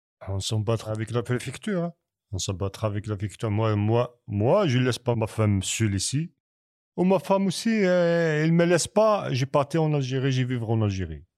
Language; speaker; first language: French; non-native, learner; Kabyle